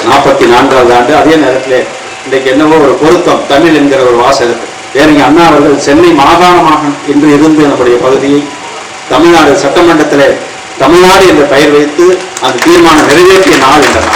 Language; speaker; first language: Tamil; native; Tamil